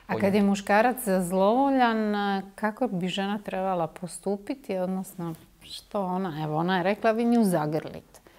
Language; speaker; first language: Croatian; native; Croatian